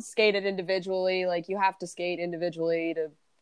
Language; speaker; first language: English; native; English